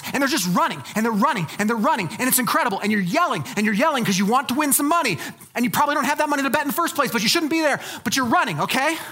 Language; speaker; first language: English; native; English